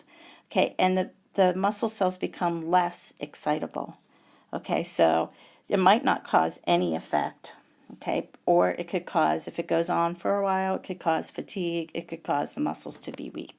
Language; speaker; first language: English; native; English